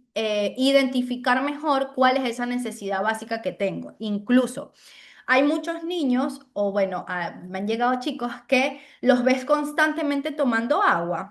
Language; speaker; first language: Spanish; native; Spanish